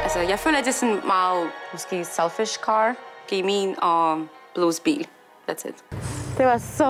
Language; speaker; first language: Danish; non-native, fluent; Russian